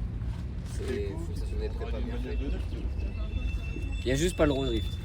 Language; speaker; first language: French; native; French